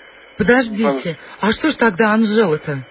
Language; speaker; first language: Russian; native; Russian